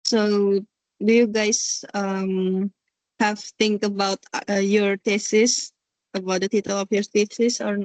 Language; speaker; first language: English; non-native, learner; Indonesian